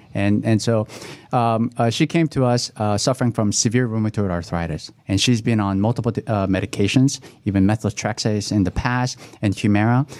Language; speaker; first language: English; early bilingual, other home language; Korean